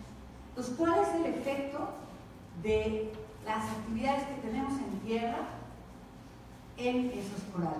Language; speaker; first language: Spanish; native; Spanish